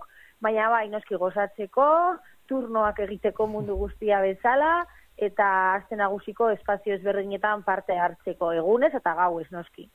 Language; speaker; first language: Basque; native; Basque